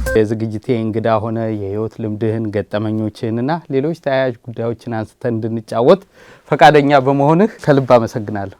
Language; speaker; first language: Amharic; native; Amharic